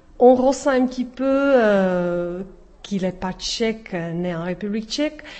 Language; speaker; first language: French; non-native, fluent; Czech